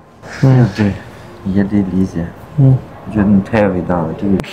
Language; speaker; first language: Chinese; non-native, local second language; Uyghur